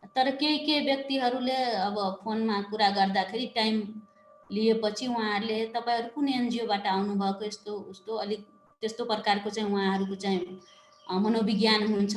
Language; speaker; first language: Nepali; non-native, local second language; Maithili